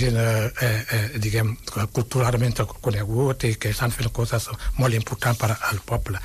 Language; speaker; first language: Catalan; non-native, fluent; Wolof